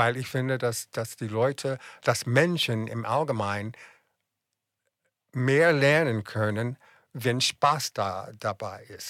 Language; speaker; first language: German; non-native, fluent; English